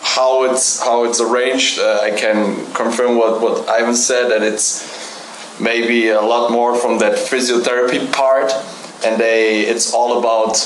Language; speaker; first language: English; non-native, fluent; German